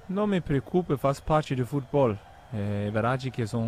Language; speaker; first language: Portuguese; non-native, fluent; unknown